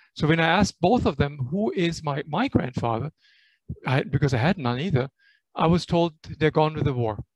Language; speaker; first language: English; non-native, fluent; German